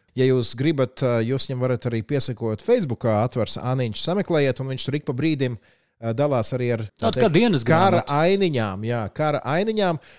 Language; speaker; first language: Latvian; native; Latvian